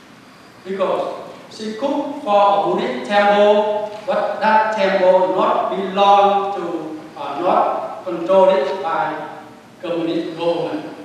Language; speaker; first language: English; non-native, learner; Vietnamese